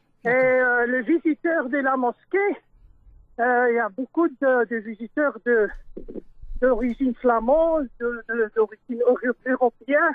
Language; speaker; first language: French; non-native, local second language; Dutch